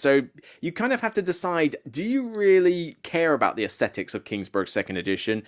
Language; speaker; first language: English; native; English